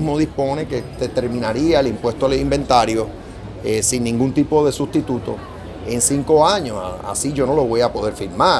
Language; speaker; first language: Spanish; native; Spanish